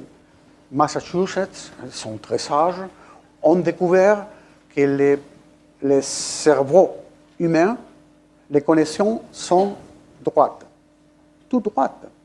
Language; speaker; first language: French; non-native, fluent; Spanish